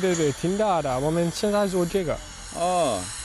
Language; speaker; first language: Chinese; non-native, learner; Morisyen